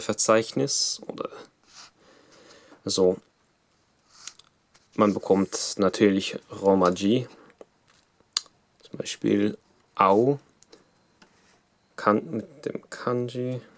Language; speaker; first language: German; non-native, fluent; English